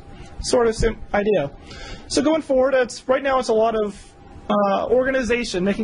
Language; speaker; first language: English; native; English